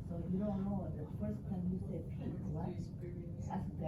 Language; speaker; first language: English; non-native, learner; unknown